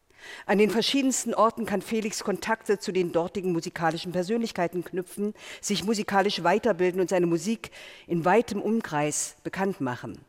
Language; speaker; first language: German; native; German